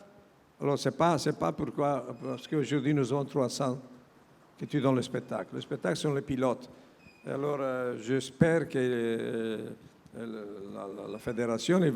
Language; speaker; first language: French; non-native, learner; Italian